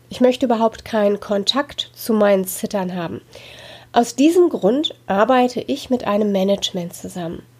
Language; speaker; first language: German; native; German